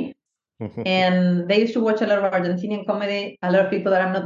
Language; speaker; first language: English; non-native, fluent; Spanish